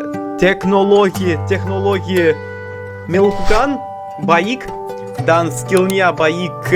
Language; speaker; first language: Indonesian; non-native, learner; English